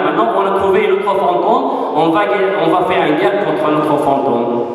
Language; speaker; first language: French; non-native, fluent; Arabic